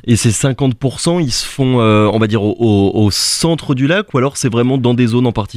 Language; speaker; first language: French; native; French